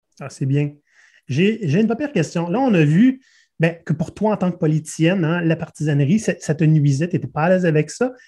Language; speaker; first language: French; native; French